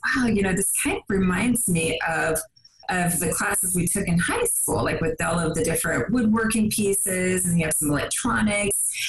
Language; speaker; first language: English; native; English